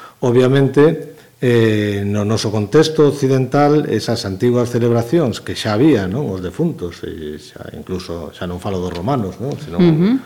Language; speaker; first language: Galician; native; Galician